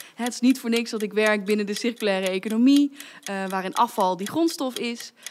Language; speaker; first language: Dutch; native; Dutch